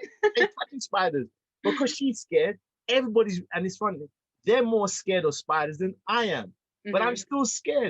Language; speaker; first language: English; native; English